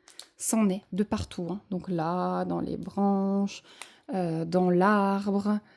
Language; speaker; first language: French; native; French